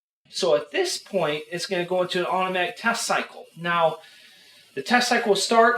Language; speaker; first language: English; native; English